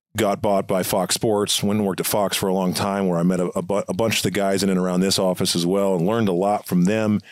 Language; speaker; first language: English; native; English